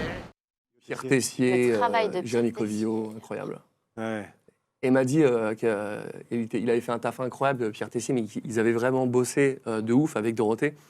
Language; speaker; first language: French; native; French